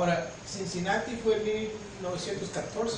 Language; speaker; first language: Spanish; native; Spanish